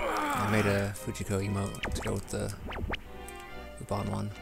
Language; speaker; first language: English; native; English